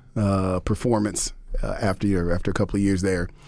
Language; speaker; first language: English; native; English